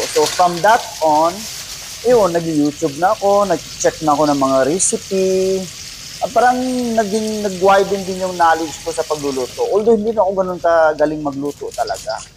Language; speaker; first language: Filipino; non-native, local second language; Cebuano